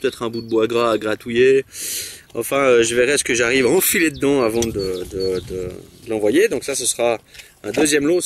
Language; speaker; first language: French; native; French